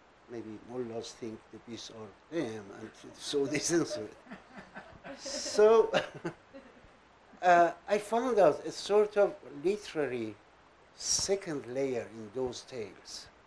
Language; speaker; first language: English; non-native, fluent; Persian